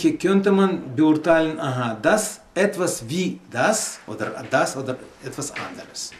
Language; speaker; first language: German; non-native, learner; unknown